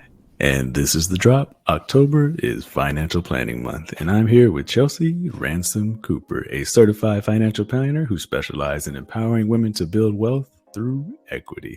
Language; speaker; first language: English; native; English